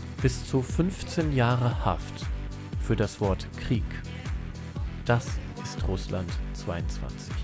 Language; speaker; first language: German; native; German